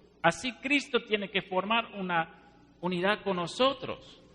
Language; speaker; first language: Spanish; non-native, fluent; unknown